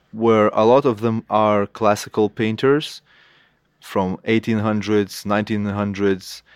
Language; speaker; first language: English; non-native, fluent; Lithuanian